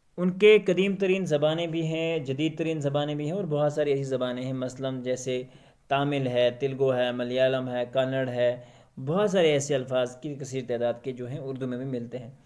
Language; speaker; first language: Urdu; non-native, local second language; Kashmiri